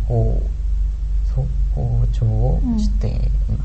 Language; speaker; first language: Japanese; non-native, learner; Korean